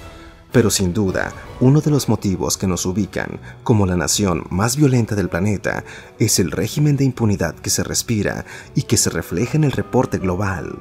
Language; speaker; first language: Spanish; native; Spanish